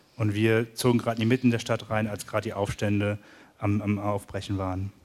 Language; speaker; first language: German; native; German